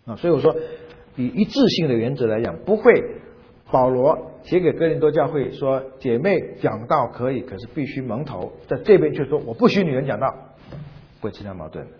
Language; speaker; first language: Chinese; native; Chinese